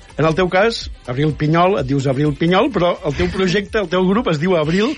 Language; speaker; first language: Catalan; native; Catalan